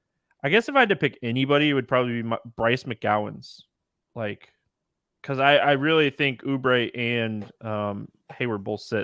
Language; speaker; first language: English; native; English